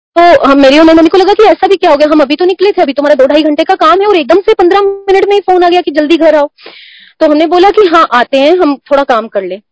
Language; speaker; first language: Hindi; non-native, local second language; Punjabi